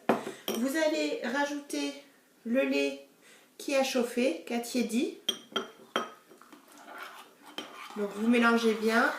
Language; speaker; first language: French; native; French